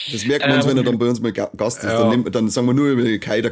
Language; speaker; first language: German; native; German